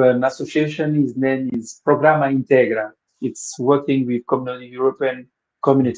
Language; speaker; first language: English; non-native, local second language; Wolof